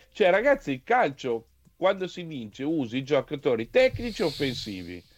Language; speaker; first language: Italian; native; Italian